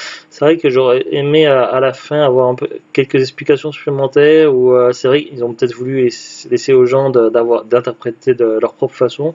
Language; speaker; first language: French; native; French